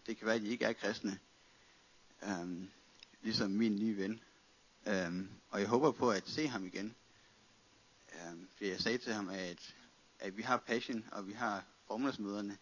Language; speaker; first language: Danish; native; Danish